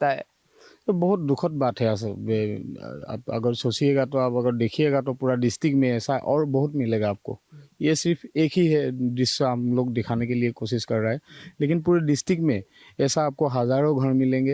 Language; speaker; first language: Hindi; non-native, local second language; Assamese